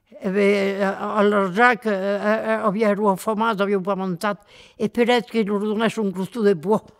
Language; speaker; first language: Occitan; native; Occitan